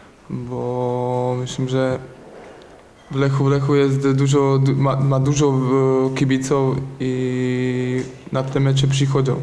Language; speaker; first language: Polish; non-native, learner; Slovak